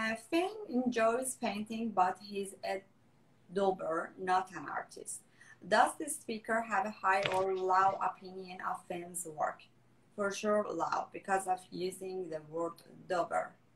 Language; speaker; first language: English; non-native, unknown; Persian